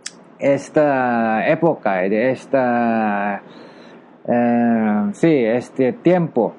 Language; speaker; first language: Spanish; non-native, learner; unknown